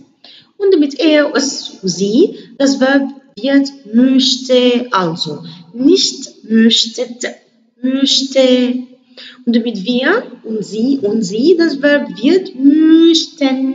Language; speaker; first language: German; non-native, learner; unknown